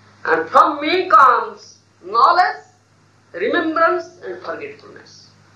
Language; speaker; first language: English; non-native, local second language; Odia